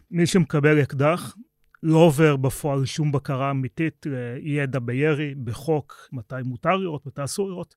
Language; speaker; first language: Hebrew; native; Hebrew